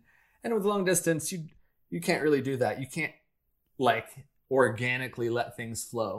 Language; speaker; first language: English; native; English